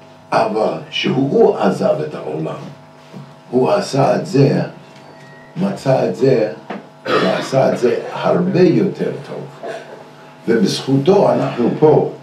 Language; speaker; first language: Hebrew; non-native, fluent; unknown